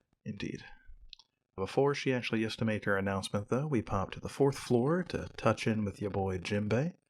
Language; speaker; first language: English; native; English